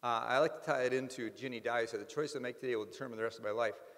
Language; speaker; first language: English; native; English